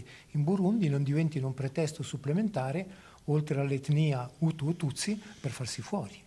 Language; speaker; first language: Italian; native; Italian